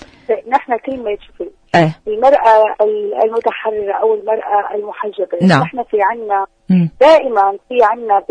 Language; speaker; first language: Arabic; native; Arabic